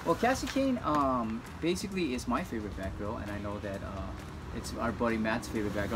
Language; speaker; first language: English; native; English